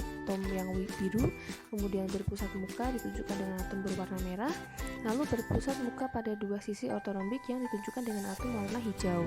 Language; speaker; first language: Indonesian; native; Indonesian